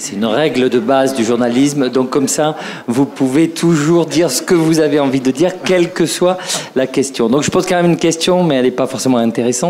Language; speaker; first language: French; native; French